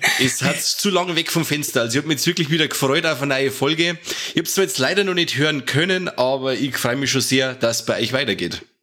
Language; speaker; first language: German; native; German